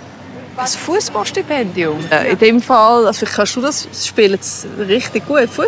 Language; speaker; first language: German; native; German